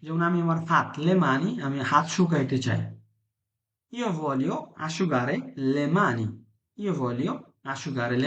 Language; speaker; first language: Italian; non-native, fluent; Bangla